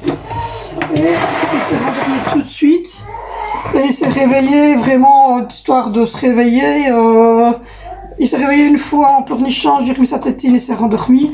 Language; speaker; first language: French; native; French